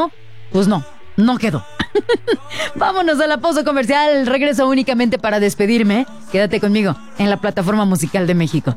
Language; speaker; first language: Spanish; native; Spanish